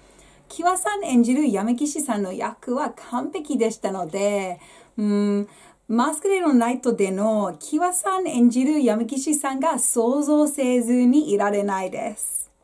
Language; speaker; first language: Japanese; non-native, fluent; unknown